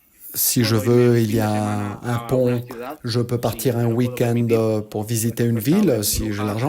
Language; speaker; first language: French; non-native, fluent; Spanish